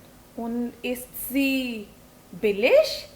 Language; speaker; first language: German; non-native, learner; Hindi